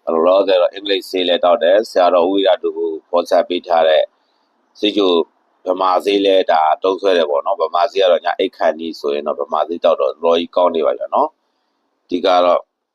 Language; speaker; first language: Burmese; native; Burmese